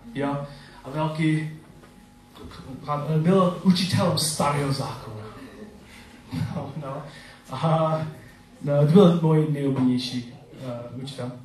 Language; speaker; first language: Czech; non-native, learner; English